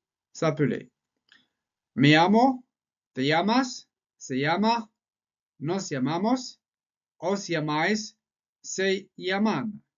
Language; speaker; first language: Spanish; non-native, fluent; French